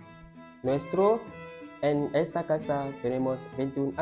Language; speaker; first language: Spanish; non-native, learner; Malay